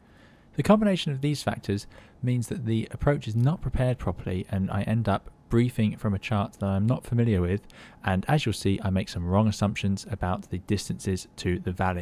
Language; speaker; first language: English; native; English